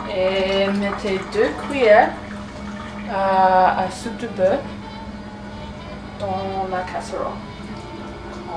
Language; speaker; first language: French; non-native, learner; English